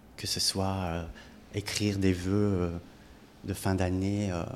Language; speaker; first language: French; native; French